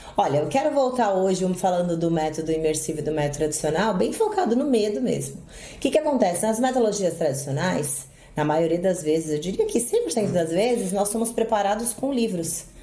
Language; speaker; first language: Portuguese; native; Portuguese